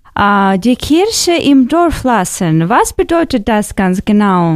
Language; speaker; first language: German; non-native, fluent; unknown